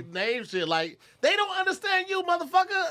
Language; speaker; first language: English; native; English